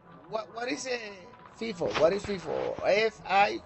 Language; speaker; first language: English; non-native, learner; Spanish